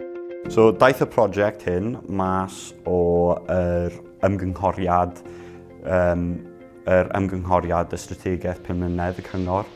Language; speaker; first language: Welsh; non-native, local second language; English